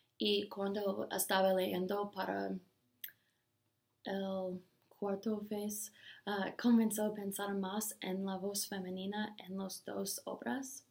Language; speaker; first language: Spanish; non-native, learner; English